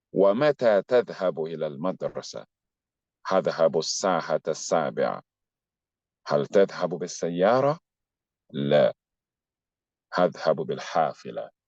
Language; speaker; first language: Arabic; non-native, fluent; English